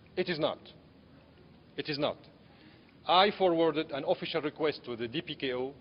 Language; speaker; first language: English; non-native, fluent; Arabic